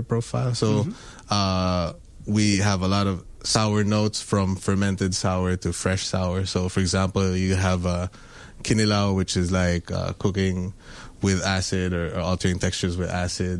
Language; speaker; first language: English; non-native, local second language; Filipino